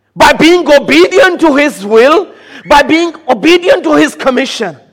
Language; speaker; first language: English; non-native, local second language; Urdu